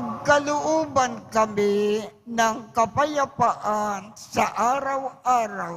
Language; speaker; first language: Filipino; native; Filipino